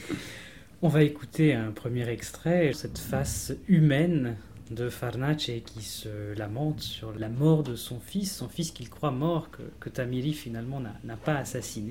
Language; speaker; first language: French; native; French